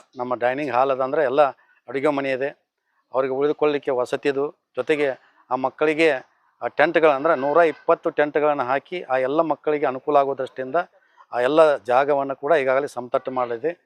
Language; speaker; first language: Kannada; native; Kannada